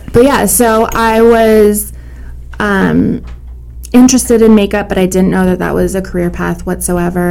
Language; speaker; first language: English; native; English